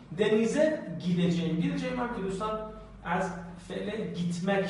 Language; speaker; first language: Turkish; non-native, fluent; Persian